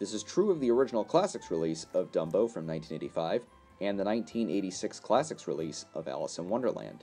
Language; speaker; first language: English; native; English